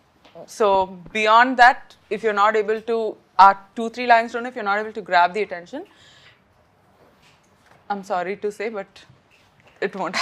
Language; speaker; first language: Telugu; native; Telugu